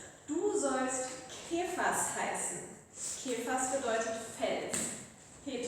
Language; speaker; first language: German; native; German